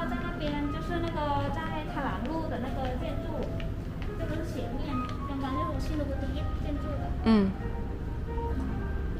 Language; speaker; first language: Chinese; non-native, learner; Thai